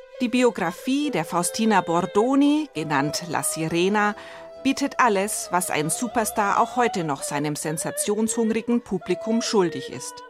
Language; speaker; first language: German; native; German